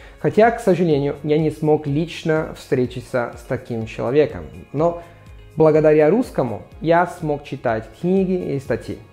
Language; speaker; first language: Russian; non-native, fluent; Italian